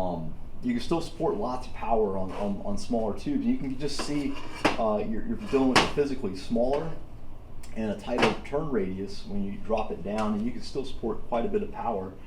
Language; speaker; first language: English; native; English